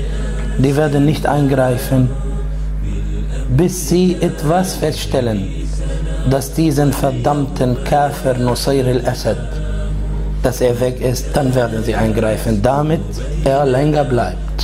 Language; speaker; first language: German; non-native, fluent; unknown